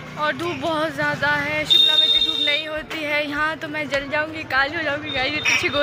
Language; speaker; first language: Hindi; native; Hindi